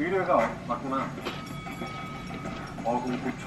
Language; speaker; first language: Korean; native; Korean